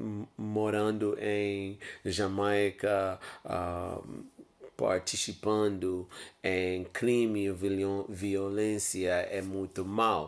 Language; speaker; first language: Portuguese; non-native, learner; English